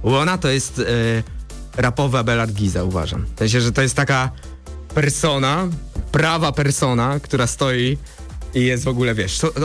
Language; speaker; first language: Polish; native; Polish